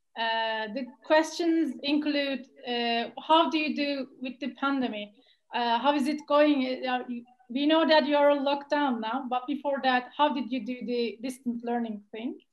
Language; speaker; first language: English; non-native, fluent; Turkish